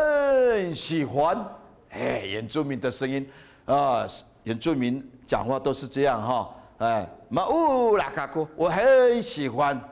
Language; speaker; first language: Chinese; non-native, local second language; Amis